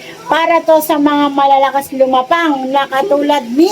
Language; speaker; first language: Filipino; native; Filipino